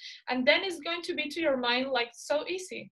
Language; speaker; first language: English; non-native, fluent; Spanish